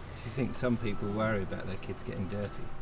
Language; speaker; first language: English; native; English